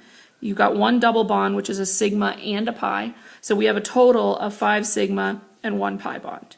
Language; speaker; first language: English; native; English